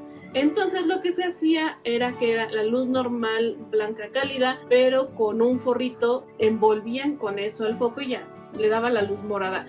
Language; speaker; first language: Spanish; native; Spanish